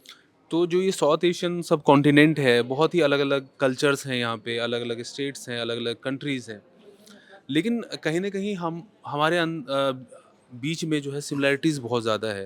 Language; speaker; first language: Hindi; native; Hindi